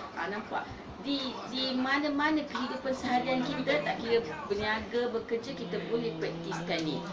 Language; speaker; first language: Malay; native; Malay